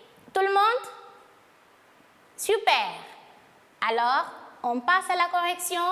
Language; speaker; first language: French; non-native, fluent; Portuguese